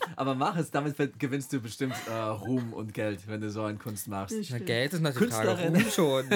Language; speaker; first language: German; non-native, fluent; English